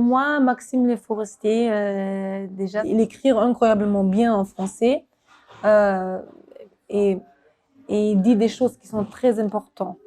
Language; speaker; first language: French; non-native, fluent; German